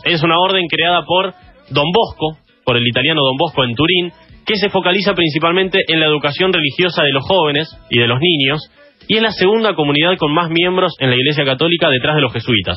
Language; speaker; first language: Spanish; native; Spanish